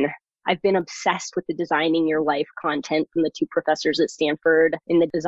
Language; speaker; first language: English; early bilingual, other home language; German